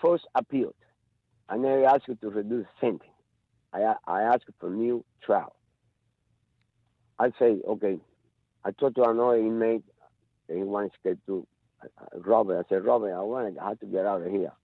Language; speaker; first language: English; non-native, learner; Spanish